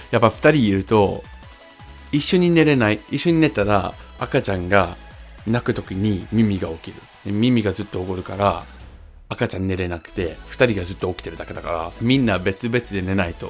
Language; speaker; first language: Japanese; non-native, fluent; English